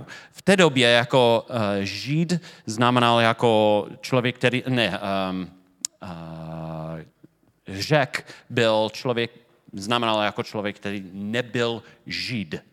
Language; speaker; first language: Czech; non-native, fluent; English